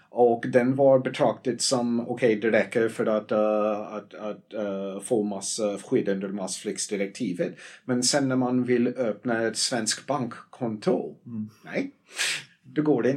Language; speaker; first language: Swedish; non-native, fluent; English